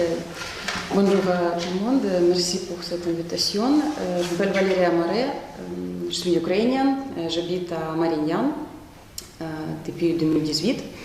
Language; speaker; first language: French; non-native, fluent; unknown